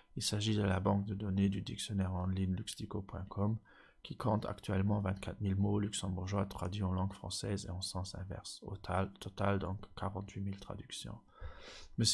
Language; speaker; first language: French; non-native, local second language; Luxembourgish